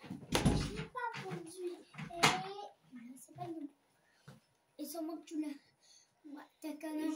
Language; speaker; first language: French; native; French